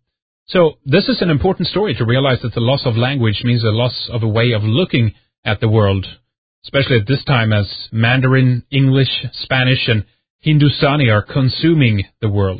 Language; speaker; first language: English; non-native, fluent; Swedish